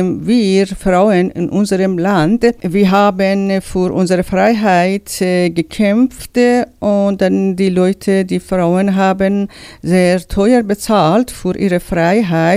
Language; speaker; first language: German; non-native, learner; Persian